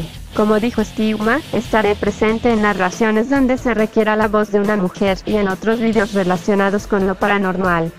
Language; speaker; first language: Spanish; native; Spanish